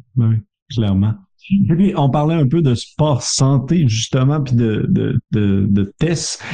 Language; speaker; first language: French; native; French